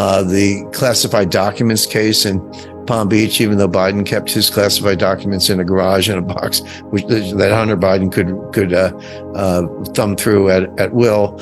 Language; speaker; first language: English; native; English